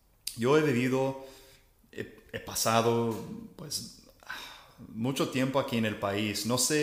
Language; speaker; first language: Spanish; non-native, fluent; English